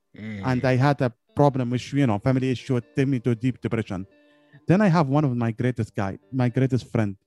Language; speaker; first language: English; non-native, learner; Arabic